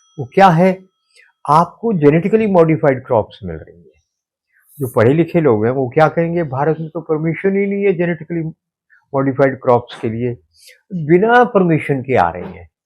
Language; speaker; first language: Hindi; native; Hindi